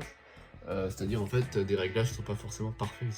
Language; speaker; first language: French; native; French